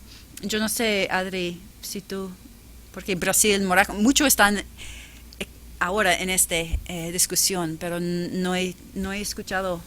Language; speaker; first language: Spanish; non-native, fluent; English